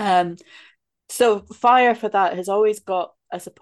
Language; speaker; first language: English; native; English